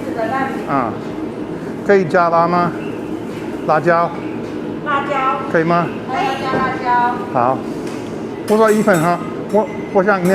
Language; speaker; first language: Chinese; non-native, learner; English